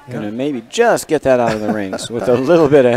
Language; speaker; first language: English; native; English